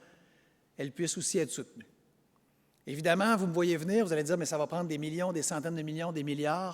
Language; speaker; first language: French; native; French